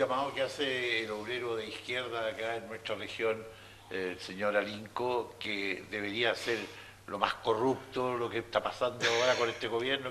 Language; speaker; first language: Spanish; native; Spanish